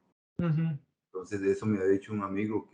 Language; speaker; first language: Spanish; native; Spanish